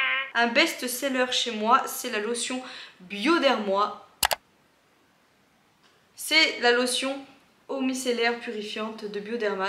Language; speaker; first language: French; native; French